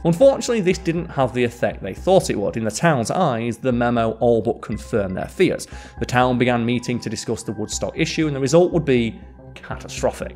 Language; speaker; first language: English; native; English